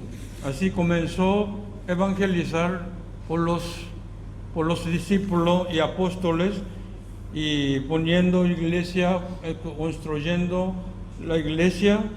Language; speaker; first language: Spanish; non-native, learner; Korean